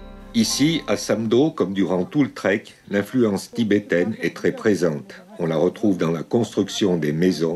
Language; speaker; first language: French; native; French